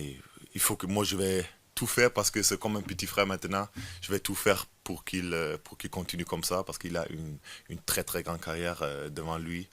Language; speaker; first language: French; non-native, fluent; German